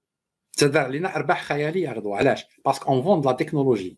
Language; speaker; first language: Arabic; native; Arabic